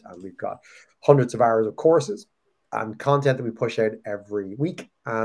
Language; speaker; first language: English; native; English